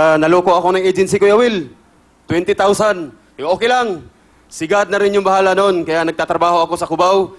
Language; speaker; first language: Filipino; non-native, local second language; Cebuano